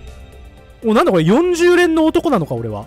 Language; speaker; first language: Japanese; native; Japanese